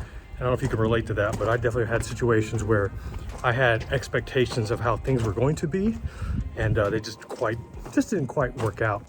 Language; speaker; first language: English; native; English